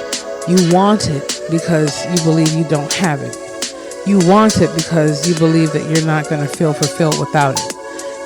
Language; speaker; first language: English; native; English